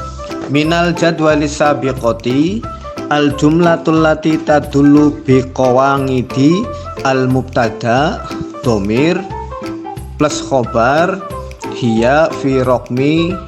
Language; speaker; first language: Arabic; non-native, fluent; Indonesian